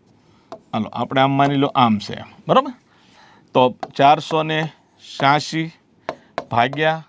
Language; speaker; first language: Gujarati; native; Gujarati